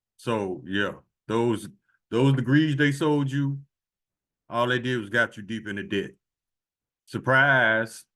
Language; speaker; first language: English; native; English